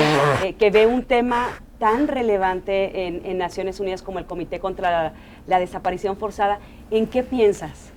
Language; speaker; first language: Spanish; native; Spanish